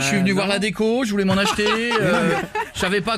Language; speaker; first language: French; native; French